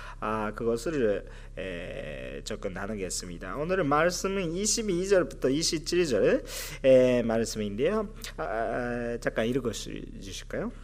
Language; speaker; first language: Korean; non-native, fluent; Japanese